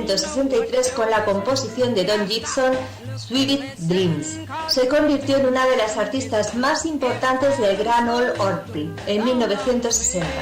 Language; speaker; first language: Spanish; native; Spanish